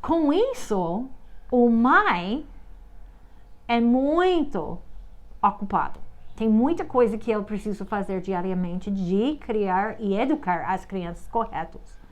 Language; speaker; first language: Portuguese; non-native, fluent; English